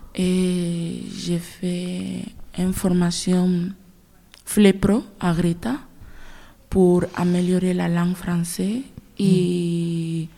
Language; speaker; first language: French; non-native, learner; Spanish